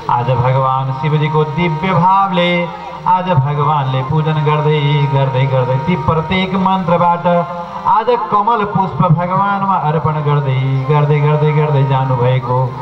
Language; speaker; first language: Nepali; native; Nepali